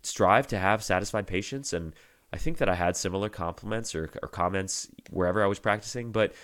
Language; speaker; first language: English; native; English